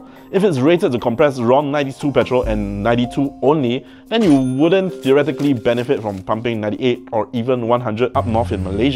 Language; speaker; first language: English; native; English